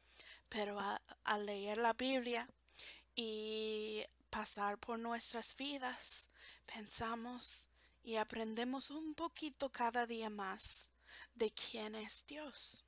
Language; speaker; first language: Spanish; non-native, fluent; English